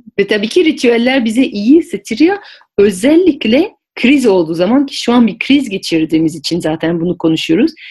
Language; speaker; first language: Turkish; non-native, fluent; French